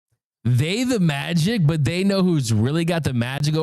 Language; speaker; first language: English; native; English